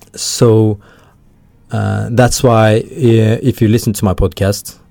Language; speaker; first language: English; early bilingual, heritage; Tamil